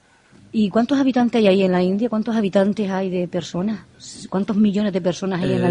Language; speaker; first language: Spanish; native; Spanish